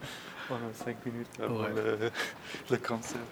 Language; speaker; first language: French; non-native, learner; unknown